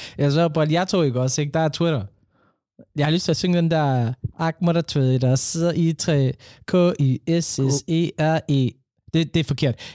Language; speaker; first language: Danish; early bilingual, other home language; Somali